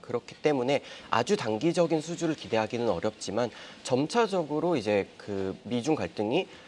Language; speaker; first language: Korean; native; Korean